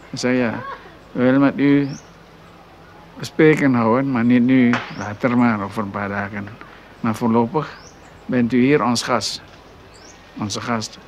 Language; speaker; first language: Dutch; non-native, local second language; Minangkabau